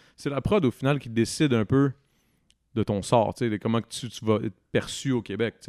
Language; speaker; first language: French; native; French